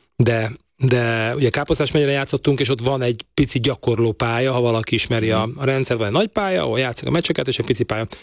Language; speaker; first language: Hungarian; native; Hungarian